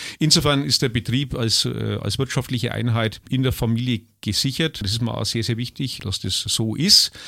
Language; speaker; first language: German; native; German